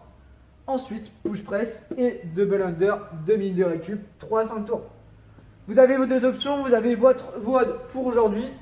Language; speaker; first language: French; native; French